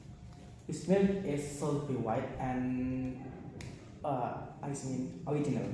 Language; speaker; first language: English; non-native, learner; Indonesian